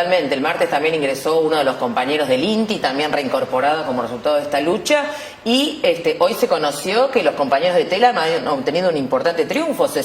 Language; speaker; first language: Spanish; native; Spanish